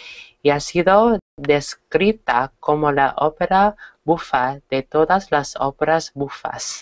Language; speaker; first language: Spanish; non-native, learner; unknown